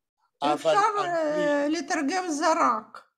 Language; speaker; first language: Hebrew; non-native, fluent; Russian